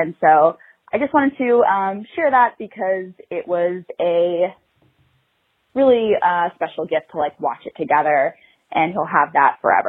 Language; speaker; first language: English; native; English